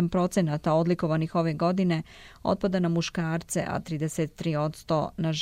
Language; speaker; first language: Serbian; native; Serbian